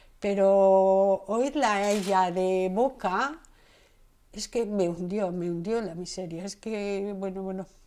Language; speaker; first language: Spanish; native; Spanish